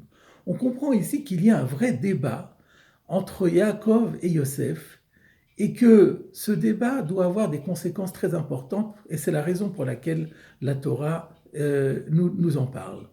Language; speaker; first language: French; native; French